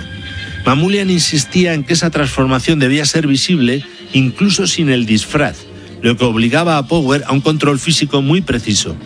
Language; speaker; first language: Spanish; native; Spanish